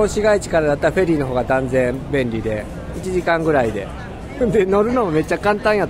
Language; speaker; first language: Japanese; native; Japanese